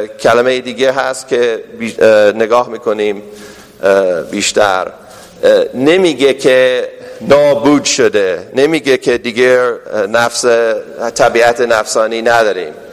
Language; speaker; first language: Persian; non-native, fluent; English